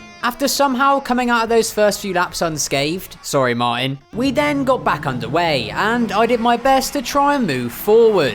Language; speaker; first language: English; native; English